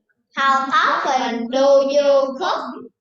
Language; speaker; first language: English; non-native, learner; Vietnamese